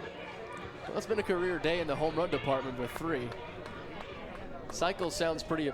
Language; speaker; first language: English; native; English